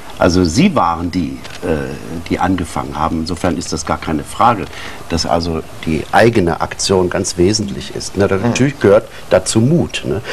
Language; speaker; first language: German; native; German